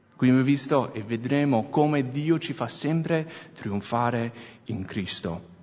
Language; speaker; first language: Italian; non-native, fluent; English